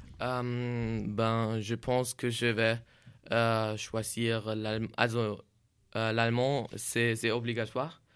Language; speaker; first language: French; non-native, learner; German